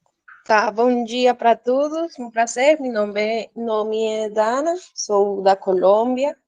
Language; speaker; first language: Portuguese; non-native, learner; Spanish